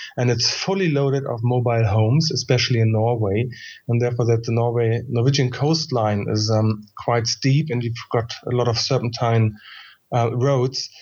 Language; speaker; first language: English; non-native, fluent; German